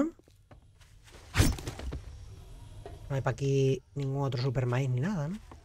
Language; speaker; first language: Spanish; native; Spanish